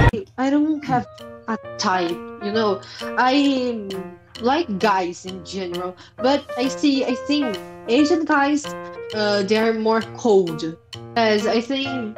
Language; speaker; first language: English; non-native, learner; Portuguese